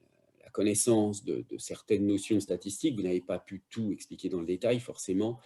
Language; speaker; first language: French; native; French